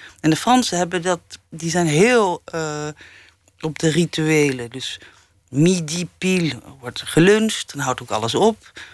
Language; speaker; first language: Dutch; early bilingual, other home language; English